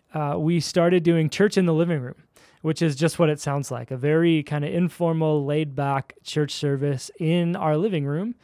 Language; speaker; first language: English; native; English